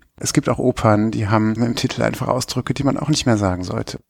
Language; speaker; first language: German; native; German